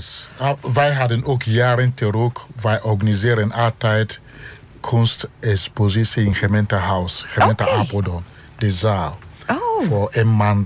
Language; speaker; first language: Dutch; non-native, learner; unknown